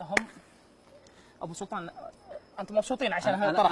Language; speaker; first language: Arabic; native; Arabic